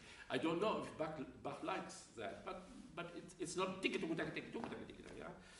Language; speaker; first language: English; non-native, fluent; German